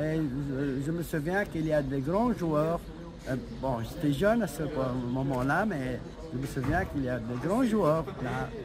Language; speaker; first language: French; non-native, local second language; Arabic